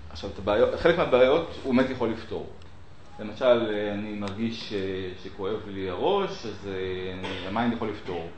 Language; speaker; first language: Hebrew; native; Hebrew